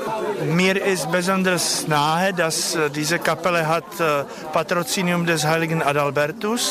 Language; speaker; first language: German; non-native, fluent; Czech